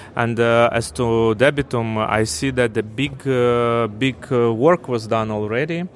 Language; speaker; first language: English; non-native, fluent; Ukrainian